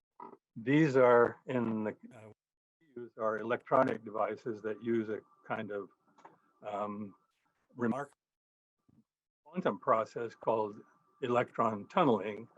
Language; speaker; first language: English; native; English